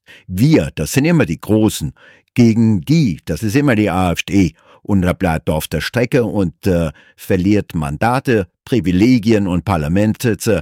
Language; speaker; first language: German; native; German